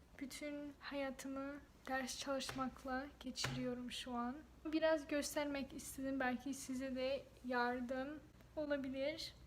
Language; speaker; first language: Turkish; non-native, fluent; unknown